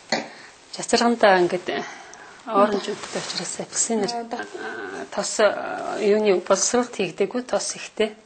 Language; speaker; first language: Mongolian; native; Mongolian